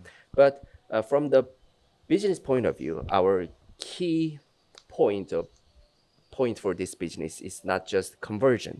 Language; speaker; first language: English; non-native, fluent; Korean